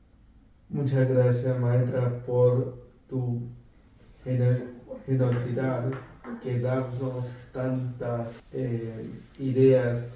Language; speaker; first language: Spanish; non-native, fluent; Chinese